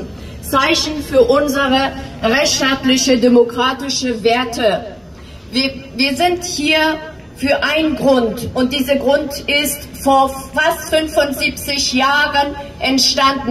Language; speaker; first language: German; non-native, fluent; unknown